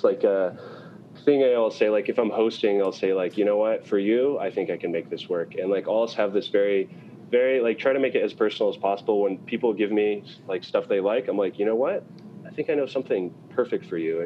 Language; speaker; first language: English; native; English